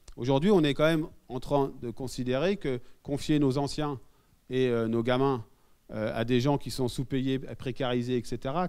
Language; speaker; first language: French; native; French